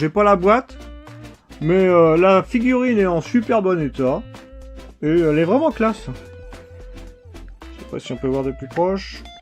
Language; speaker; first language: French; native; French